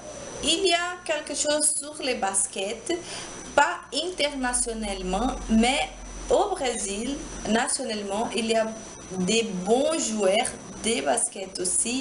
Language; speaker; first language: French; non-native, learner; Portuguese